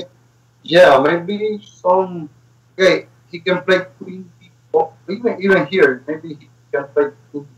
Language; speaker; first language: English; non-native, learner; Spanish